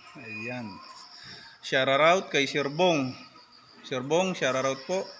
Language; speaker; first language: Filipino; native; Filipino